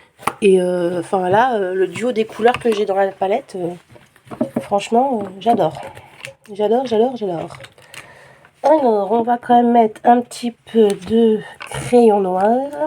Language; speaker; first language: French; native; French